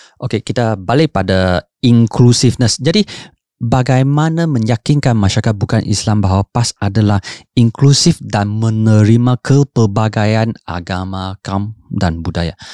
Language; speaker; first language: Malay; non-native, local second language; Chinese